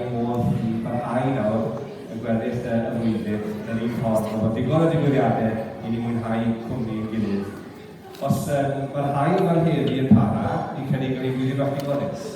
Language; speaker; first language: Welsh; native; Welsh